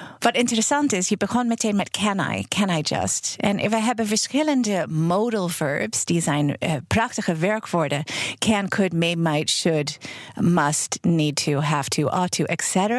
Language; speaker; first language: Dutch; non-native, fluent; English